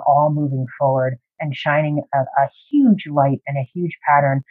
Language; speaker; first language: English; native; English